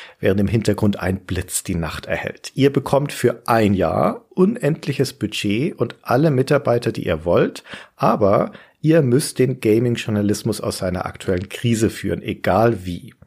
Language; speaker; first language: German; native; German